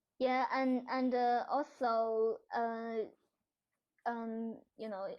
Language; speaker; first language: English; non-native, learner; Chinese